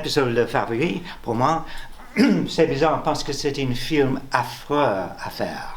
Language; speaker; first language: French; non-native, learner; English